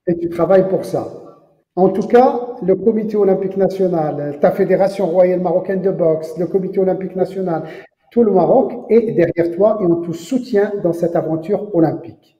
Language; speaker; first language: French; non-native, local second language; Arabic